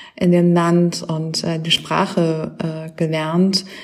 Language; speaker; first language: German; native; German